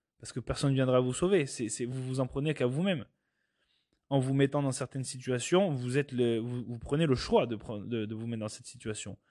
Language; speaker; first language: French; native; French